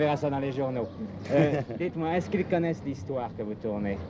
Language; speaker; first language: French; native; French